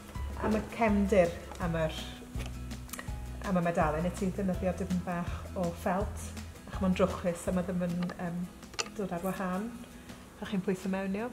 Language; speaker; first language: Welsh; native; Welsh